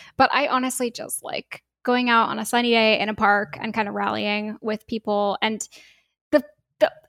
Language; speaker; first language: English; native; English